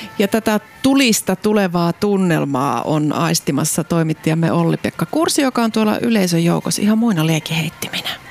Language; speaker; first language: Finnish; native; Finnish